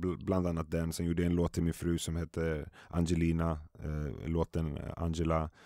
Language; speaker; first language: Swedish; early bilingual, other home language; Arabic